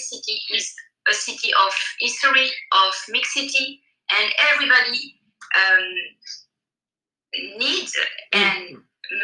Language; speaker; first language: English; non-native, learner; French